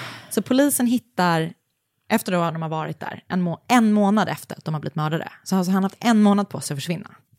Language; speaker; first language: Swedish; native; Swedish